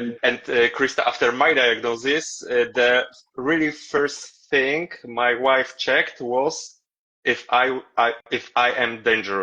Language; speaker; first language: English; non-native, learner; Polish